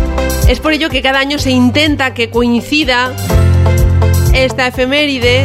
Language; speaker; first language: Spanish; native; Spanish